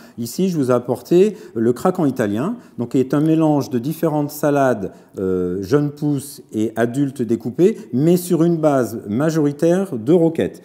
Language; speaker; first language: French; native; French